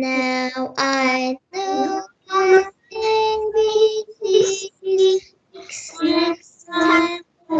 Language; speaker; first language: English; non-native, learner; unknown